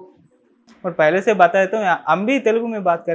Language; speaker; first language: Hindi; non-native, local second language; Telugu